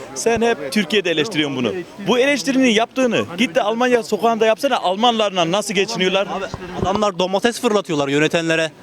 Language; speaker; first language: Turkish; native; Turkish